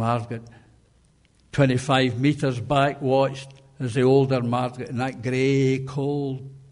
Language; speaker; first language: English; native; English